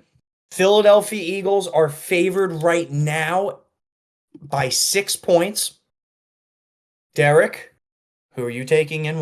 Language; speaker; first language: English; native; English